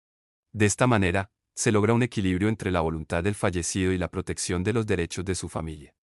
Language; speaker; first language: Spanish; native; Spanish